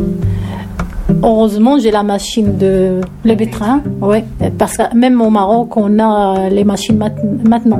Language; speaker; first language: French; non-native, learner; Arabic